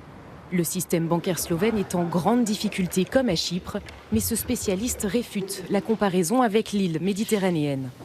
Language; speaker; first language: French; native; French